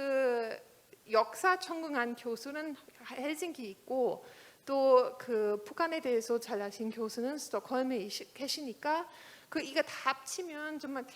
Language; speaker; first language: Korean; non-native, fluent; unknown